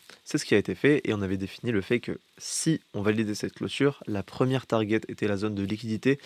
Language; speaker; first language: French; native; French